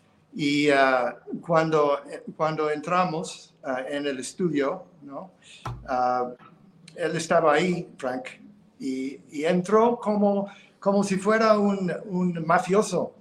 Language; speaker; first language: Spanish; non-native, fluent; English